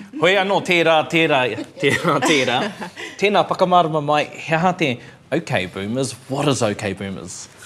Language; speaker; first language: Māori; non-native, local second language; English